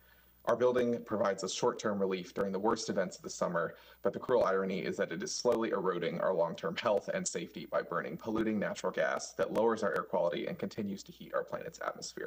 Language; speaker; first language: English; non-native, fluent; Korean